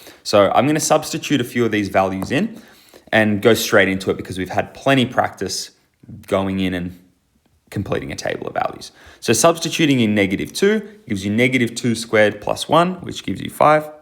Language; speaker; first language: English; native; English